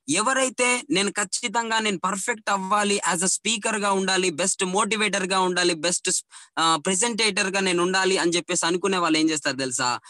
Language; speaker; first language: Telugu; native; Telugu